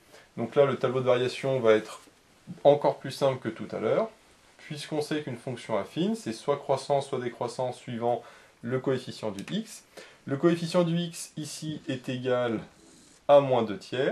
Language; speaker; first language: French; native; French